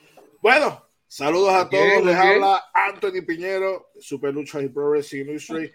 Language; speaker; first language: Spanish; native; Spanish